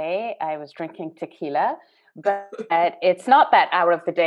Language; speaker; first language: English; non-native, local second language; Urdu